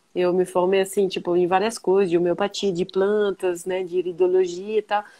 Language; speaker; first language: Portuguese; non-native, fluent; French